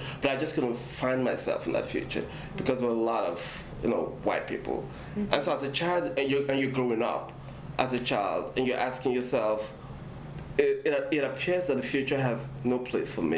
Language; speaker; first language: English; non-native, local second language; Igbo